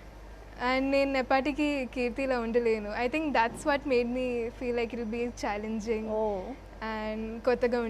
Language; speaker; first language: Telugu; non-native, fluent; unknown